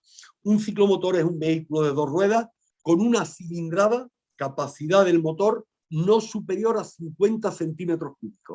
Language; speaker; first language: Spanish; native; Spanish